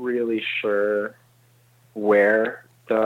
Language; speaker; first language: English; native; English